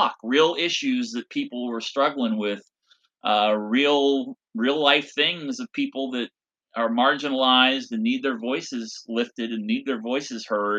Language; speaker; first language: English; native; English